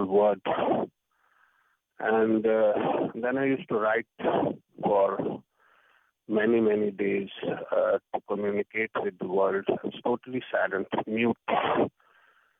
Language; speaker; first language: English; non-native, local second language; Kashmiri